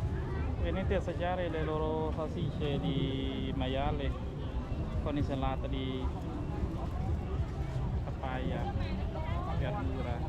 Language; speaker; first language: Italian; non-native, fluent; Vietnamese